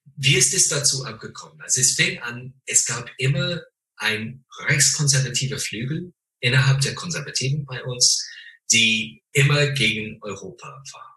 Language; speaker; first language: German; non-native, fluent; English